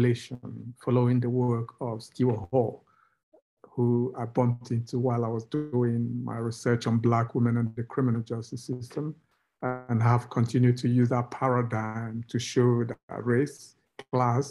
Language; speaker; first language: English; non-native, local second language; Igbo